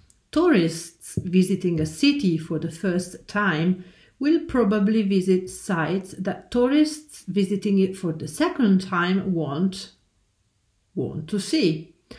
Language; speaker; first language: English; non-native, fluent; Italian